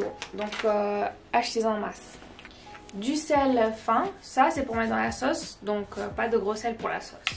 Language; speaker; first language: French; native; French